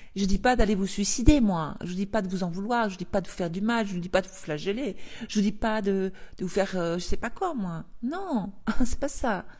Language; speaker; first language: French; native; French